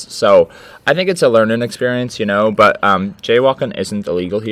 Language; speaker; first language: English; native; English